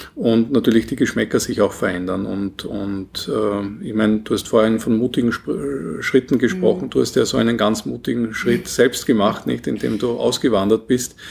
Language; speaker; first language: German; native; German